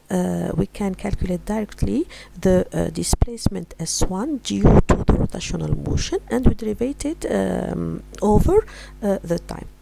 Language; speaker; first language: English; non-native, fluent; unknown